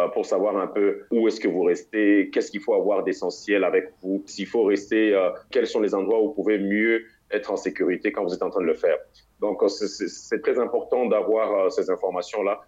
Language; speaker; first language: French; non-native, local second language; Lingala